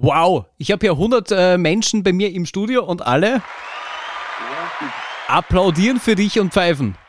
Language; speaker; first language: German; native; German